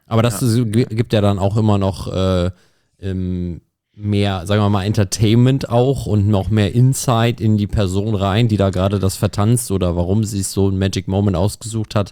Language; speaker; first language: German; native; German